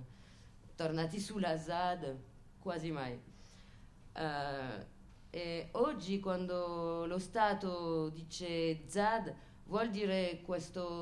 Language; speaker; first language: Italian; non-native, fluent; French